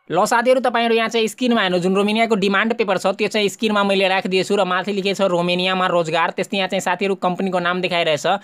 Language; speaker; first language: Nepali; non-native, local second language; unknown